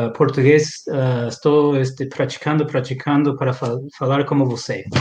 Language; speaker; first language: Portuguese; non-native, learner; English